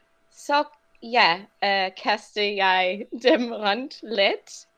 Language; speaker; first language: Danish; non-native, learner; English